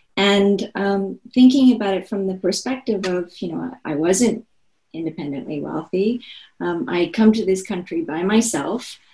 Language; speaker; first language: English; non-native, fluent; Korean